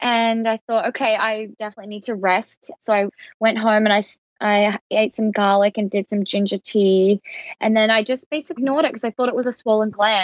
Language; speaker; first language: English; native; English